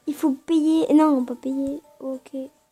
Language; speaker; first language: French; native; French